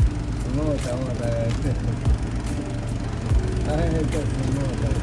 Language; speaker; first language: Spanish; native; Spanish